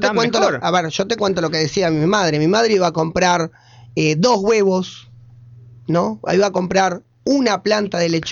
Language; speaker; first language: Spanish; native; Spanish